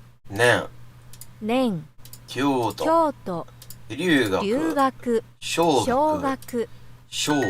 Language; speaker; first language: Chinese; non-native, learner; English